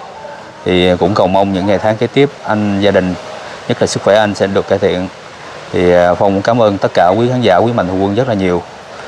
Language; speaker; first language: Vietnamese; native; Vietnamese